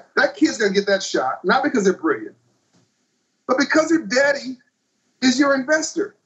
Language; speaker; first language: English; native; English